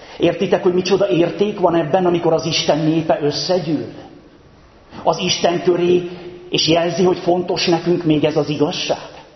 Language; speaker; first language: Hungarian; native; Hungarian